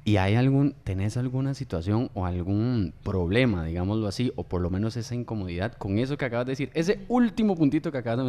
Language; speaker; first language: Spanish; native; Spanish